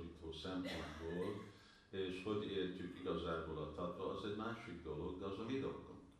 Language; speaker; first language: Hungarian; early bilingual, heritage; Hungarian